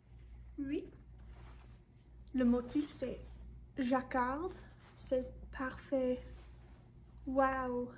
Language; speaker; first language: French; non-native, learner; English